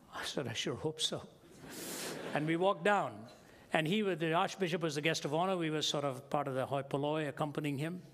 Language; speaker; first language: English; non-native, local second language; Hindi